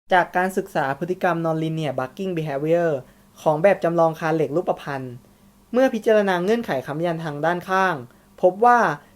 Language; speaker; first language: Thai; native; Thai